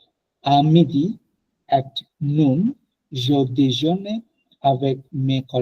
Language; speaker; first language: French; non-native, fluent; Bangla